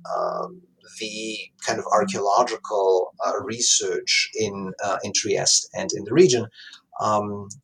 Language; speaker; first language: English; non-native, fluent; Italian